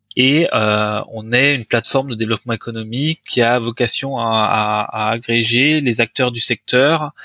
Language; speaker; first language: French; native; French